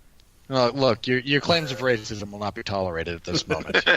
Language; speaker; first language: English; native; English